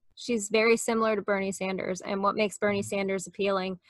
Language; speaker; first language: English; native; English